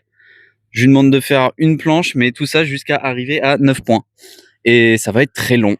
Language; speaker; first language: French; native; French